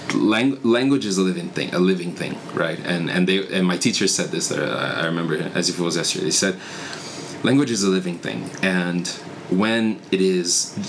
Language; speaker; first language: English; non-native, fluent; Portuguese